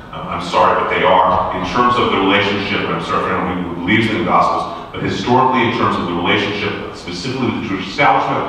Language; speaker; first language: English; native; English